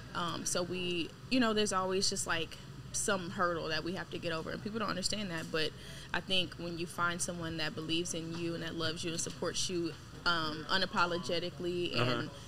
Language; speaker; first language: English; native; English